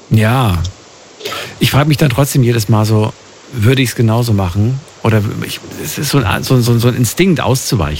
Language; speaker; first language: German; native; German